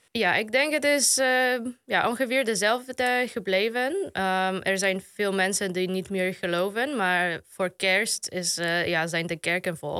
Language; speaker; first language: Dutch; non-native, fluent; Polish